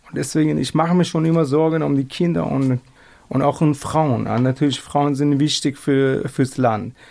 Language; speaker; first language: German; non-native, fluent; Persian